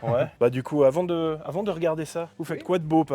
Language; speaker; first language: French; native; French